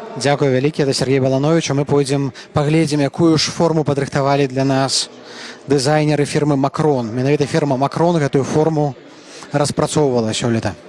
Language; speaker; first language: Belarusian; native; Belarusian